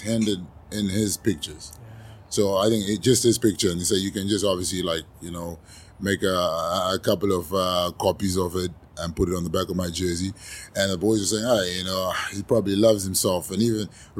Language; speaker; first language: English; non-native, local second language; Shona